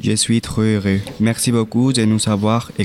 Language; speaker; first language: French; non-native, learner; Spanish